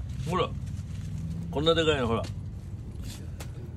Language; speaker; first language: Japanese; native; Japanese